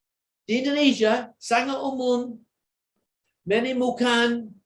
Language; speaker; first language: Indonesian; non-native, fluent; English